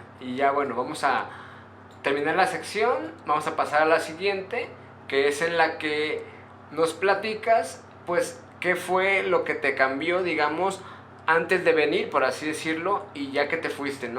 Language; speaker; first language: Spanish; native; Spanish